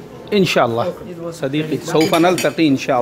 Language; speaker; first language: Arabic; non-native, learner; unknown